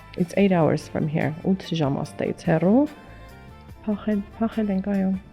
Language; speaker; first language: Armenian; early bilingual, heritage; Armenian